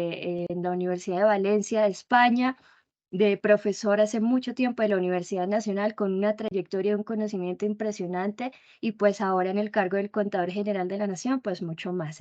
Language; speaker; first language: Spanish; native; Spanish